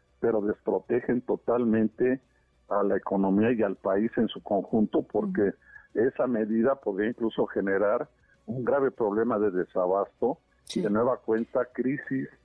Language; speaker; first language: Spanish; native; Spanish